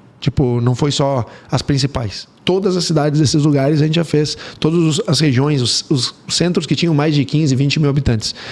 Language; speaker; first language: Portuguese; early bilingual, heritage; Portuguese